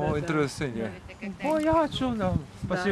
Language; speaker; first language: Russian; non-native, learner; Korean